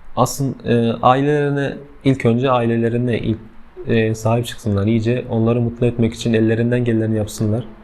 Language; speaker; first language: Turkish; non-native, fluent; Persian